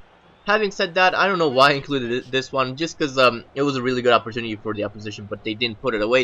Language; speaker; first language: English; native; English